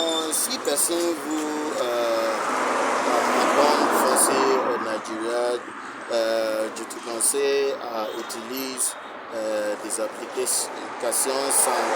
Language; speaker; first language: French; non-native, learner; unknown